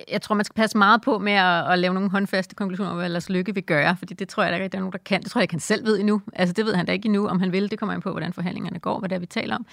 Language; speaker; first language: Danish; native; Danish